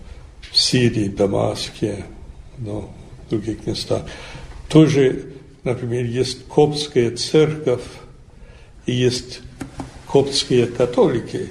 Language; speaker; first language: Russian; non-native, fluent; English